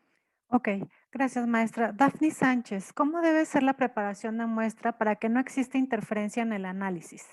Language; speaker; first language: Spanish; native; Spanish